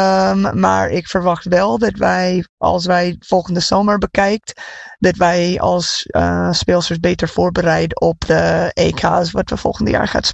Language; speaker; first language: Dutch; non-native, fluent; English